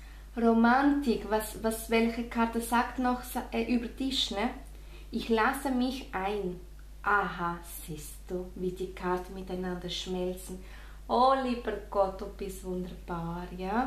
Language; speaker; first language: German; non-native, fluent; Spanish